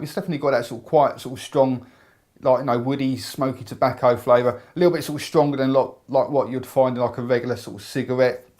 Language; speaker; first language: English; native; English